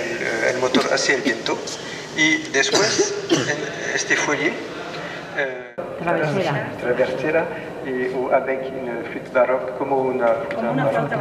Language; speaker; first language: Spanish; non-native, learner; French